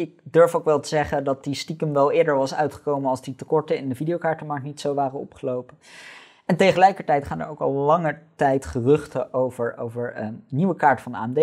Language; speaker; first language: Dutch; native; Dutch